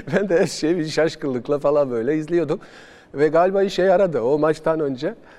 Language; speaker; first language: Turkish; non-native, fluent; Bosnian